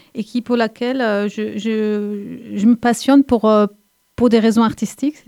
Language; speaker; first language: French; non-native, fluent; German